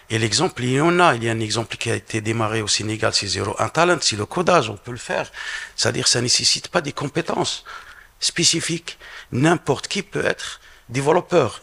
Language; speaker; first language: French; non-native, local second language; Arabic